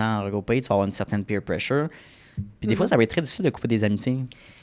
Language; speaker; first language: French; native; French